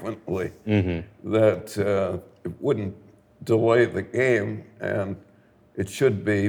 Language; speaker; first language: English; native; English